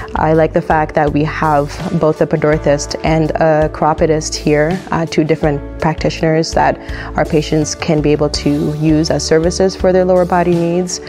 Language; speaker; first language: English; native; English